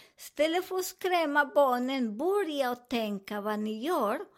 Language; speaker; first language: Swedish; non-native, learner; Spanish